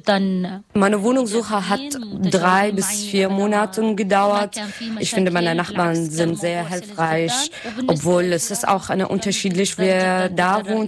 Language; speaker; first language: German; non-native, learner; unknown